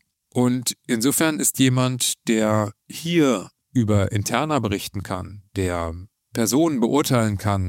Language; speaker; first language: German; native; German